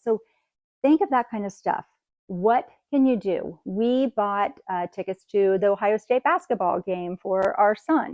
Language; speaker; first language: English; native; English